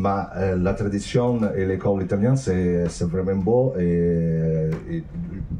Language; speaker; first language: French; non-native, fluent; Italian